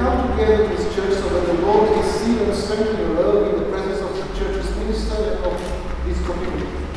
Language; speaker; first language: English; non-native, fluent; Romanian